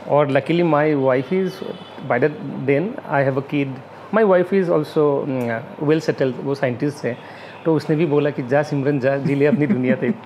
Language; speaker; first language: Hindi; non-native, local second language; Assamese